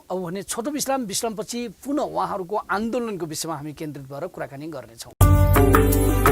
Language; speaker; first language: Nepali; non-native, local second language; Newari